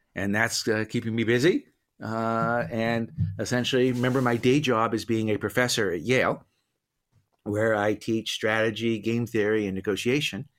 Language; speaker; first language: English; native; English